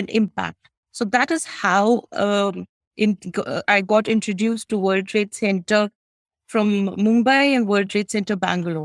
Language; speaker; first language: English; non-native, local second language; Kashmiri